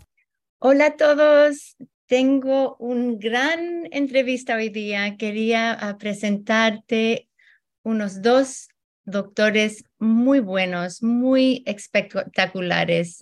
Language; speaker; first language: Spanish; early bilingual, heritage; Spanish